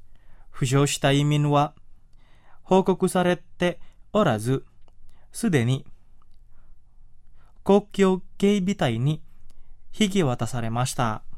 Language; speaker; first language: Japanese; non-native, fluent; Indonesian